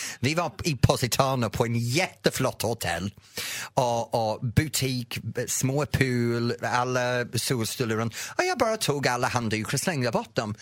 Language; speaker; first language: Swedish; non-native, fluent; English